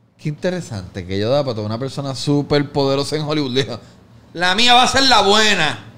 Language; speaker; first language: Spanish; native; Spanish